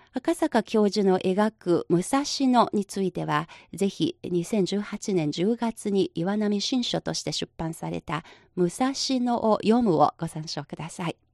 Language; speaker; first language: Japanese; non-native, fluent; Chinese